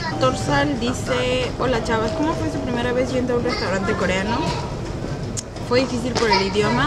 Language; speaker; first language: Spanish; native; Spanish